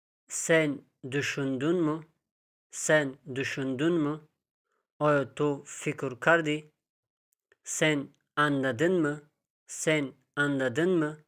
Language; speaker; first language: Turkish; non-native, fluent; Tajik